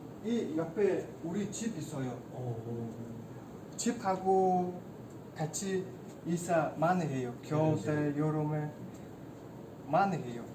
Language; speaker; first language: Korean; non-native, learner; Mongolian